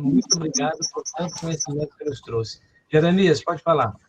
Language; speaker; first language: Portuguese; native; Portuguese